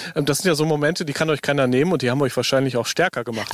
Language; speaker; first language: German; native; German